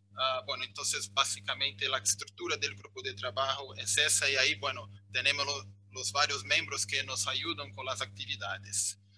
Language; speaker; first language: Spanish; non-native, fluent; Portuguese